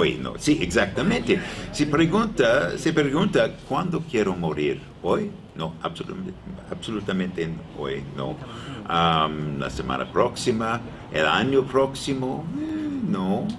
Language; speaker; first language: Spanish; non-native, learner; English